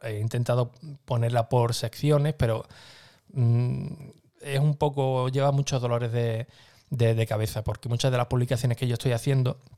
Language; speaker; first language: Spanish; native; Spanish